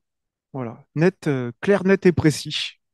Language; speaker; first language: French; native; French